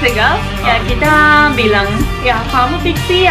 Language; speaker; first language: Indonesian; non-native, learner; Japanese